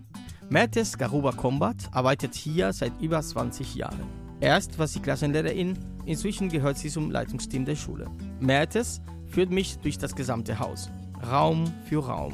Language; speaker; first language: German; native; German